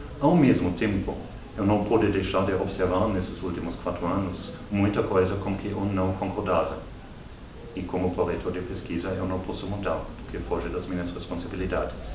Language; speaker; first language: Portuguese; non-native, fluent; German